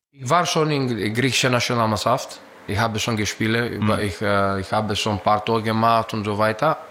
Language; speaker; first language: German; non-native, learner; Greek